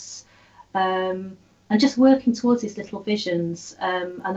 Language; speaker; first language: English; native; English